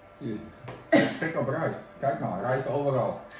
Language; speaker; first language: Dutch; non-native, learner; Thai